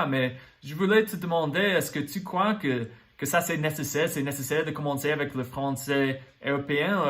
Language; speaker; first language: French; non-native, fluent; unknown